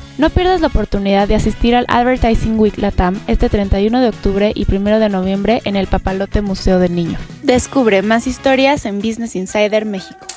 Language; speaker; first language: Spanish; native; Spanish